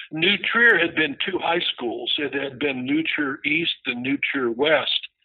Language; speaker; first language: English; native; English